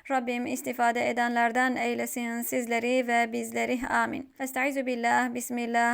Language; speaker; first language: Turkish; native; Turkish